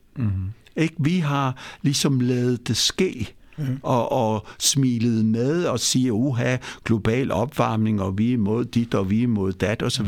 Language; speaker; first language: Danish; early bilingual, other home language; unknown